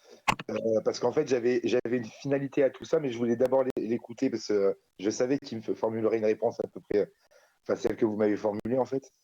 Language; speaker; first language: French; native; French